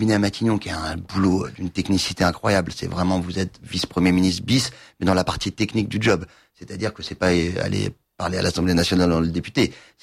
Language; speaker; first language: French; native; French